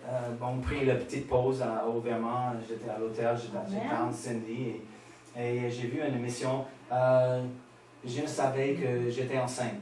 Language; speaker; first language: French; non-native, fluent; English